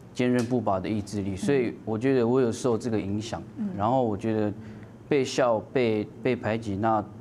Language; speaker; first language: Chinese; non-native, local second language; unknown